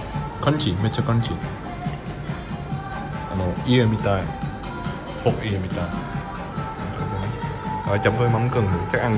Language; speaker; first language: Japanese; non-native, learner; Vietnamese